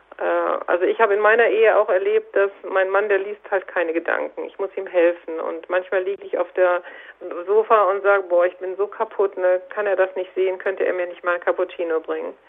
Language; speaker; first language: German; native; German